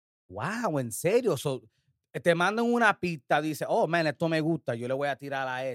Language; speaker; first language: Spanish; early bilingual, heritage; Spanish